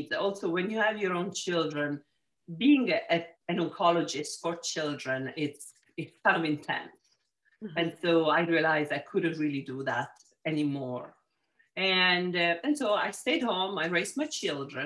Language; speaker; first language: English; non-native, fluent; Italian